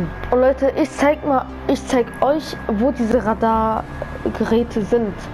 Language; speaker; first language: German; native; German